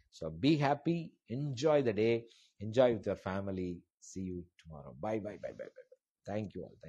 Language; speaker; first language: English; non-native, local second language; Tamil